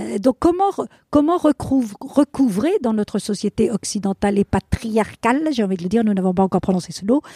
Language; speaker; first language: French; non-native, fluent; Spanish